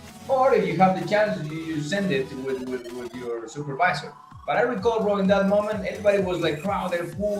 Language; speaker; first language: English; non-native, fluent; Spanish